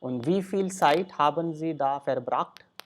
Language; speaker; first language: German; non-native, fluent; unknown